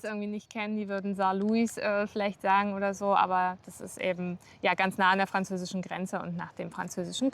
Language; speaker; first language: German; native; German